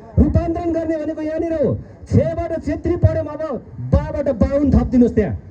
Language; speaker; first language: Nepali; non-native, local second language; Eastern Tamang